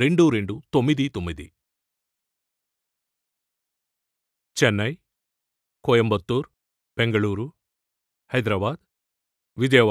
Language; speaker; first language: Telugu; native; Telugu